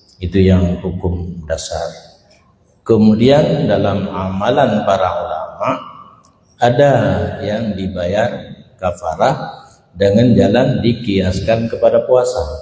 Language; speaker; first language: Malay; non-native, local second language; Achinese